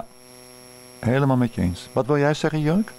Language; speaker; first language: Dutch; native; Dutch